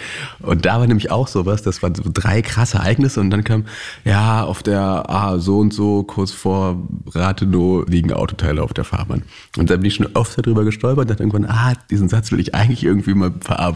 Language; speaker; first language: German; native; German